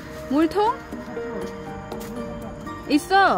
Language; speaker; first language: Korean; non-native, learner; Vietnamese